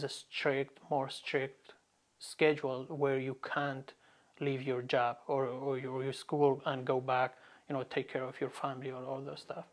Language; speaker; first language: English; non-native, fluent; Arabic